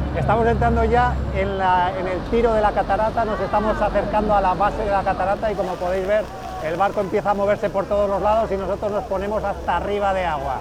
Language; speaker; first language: Spanish; native; Spanish